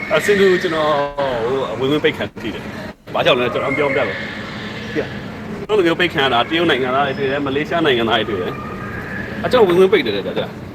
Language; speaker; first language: Burmese; native; Burmese